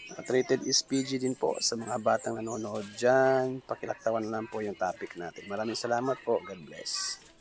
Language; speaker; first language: Filipino; non-native, local second language; Cebuano